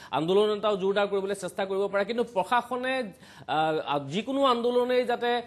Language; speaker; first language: Assamese; native; Assamese